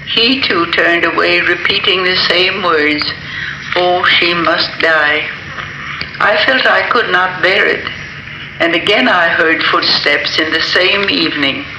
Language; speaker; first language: English; native; English